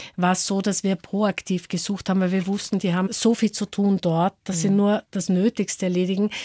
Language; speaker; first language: German; native; German